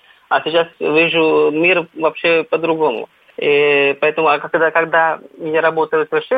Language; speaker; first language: Russian; non-native, fluent; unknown